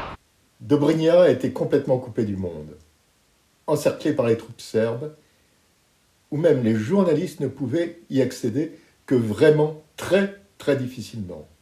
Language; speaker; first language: French; native; French